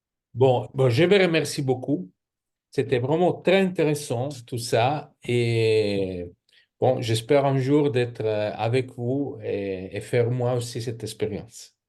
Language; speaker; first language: French; non-native, fluent; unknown